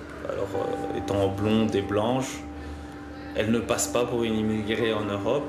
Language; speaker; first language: French; early bilingual, other home language; Lingala